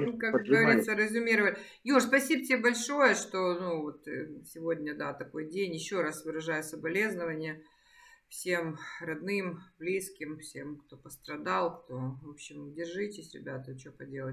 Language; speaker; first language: Russian; native; Russian